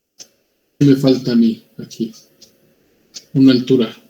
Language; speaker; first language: Spanish; native; Spanish